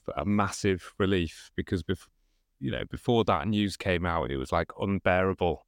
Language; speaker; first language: English; native; English